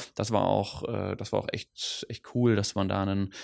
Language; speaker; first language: German; non-native, local second language; Dutch